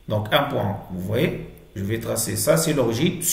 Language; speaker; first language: French; non-native, local second language; Arabic